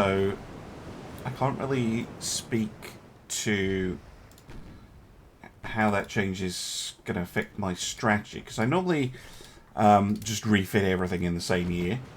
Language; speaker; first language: English; native; English